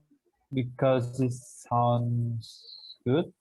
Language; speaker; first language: English; non-native, learner; Indonesian